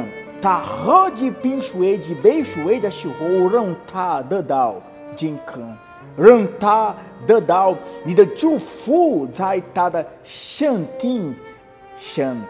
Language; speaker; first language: Chinese; non-native, fluent; Portuguese